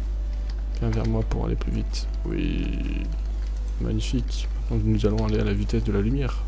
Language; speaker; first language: French; native; French